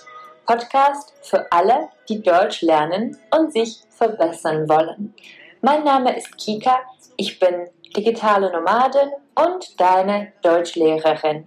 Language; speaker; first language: German; non-native, fluent; Czech